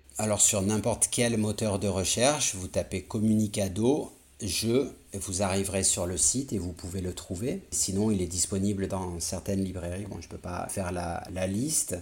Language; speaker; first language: French; native; French